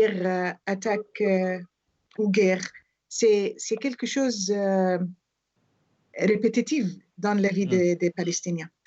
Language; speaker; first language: French; non-native, fluent; Arabic